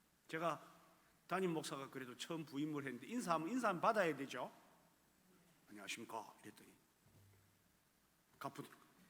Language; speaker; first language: Korean; native; Korean